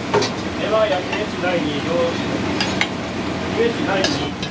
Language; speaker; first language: Japanese; native; Japanese